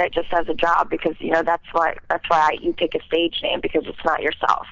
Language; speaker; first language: English; native; English